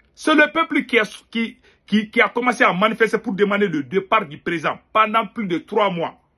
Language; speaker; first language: French; non-native, local second language; Bambara